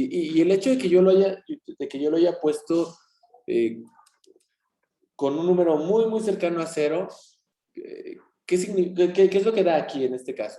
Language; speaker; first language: Spanish; native; Spanish